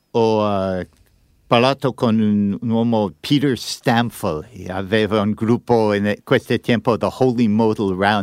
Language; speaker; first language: Italian; non-native, learner; English